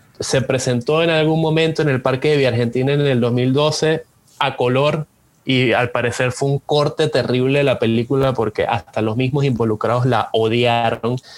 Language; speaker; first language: Spanish; native; Spanish